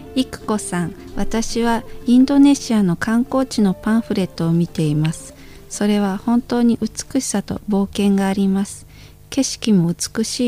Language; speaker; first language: Japanese; non-native, fluent; Indonesian